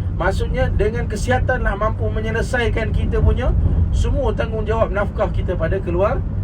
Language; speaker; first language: Malay; native; Malay